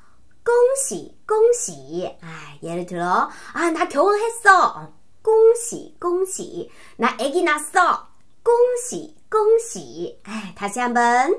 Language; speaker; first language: Korean; non-native, fluent; Chinese